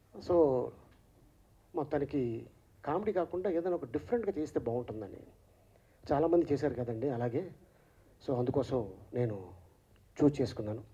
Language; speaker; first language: Telugu; native; Telugu